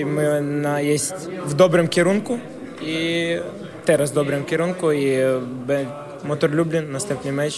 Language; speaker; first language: Polish; non-native, learner; Ukrainian